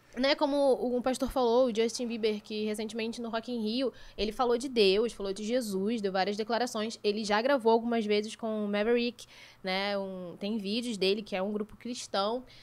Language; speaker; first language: Portuguese; native; Portuguese